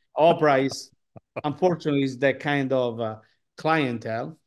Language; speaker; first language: English; non-native, learner; Italian